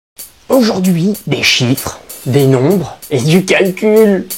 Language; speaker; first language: French; native; French